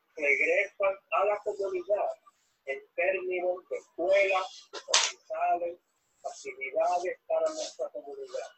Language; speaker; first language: Spanish; native; Spanish